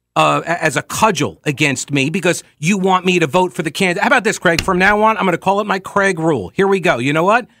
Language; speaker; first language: English; native; English